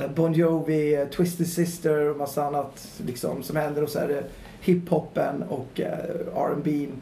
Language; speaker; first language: Swedish; native; Swedish